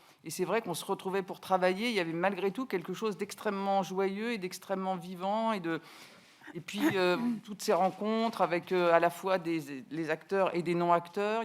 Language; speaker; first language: French; native; French